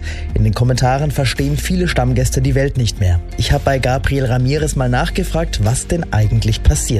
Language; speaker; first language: German; native; German